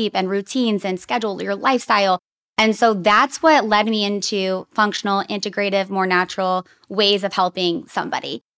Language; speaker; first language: English; native; English